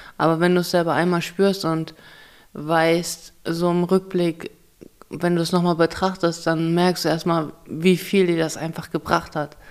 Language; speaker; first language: German; early bilingual, other home language; Russian